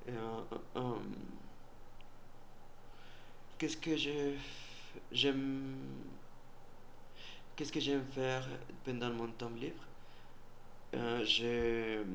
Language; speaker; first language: French; non-native, learner; Spanish